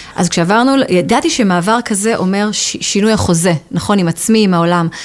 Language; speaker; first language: Hebrew; native; Hebrew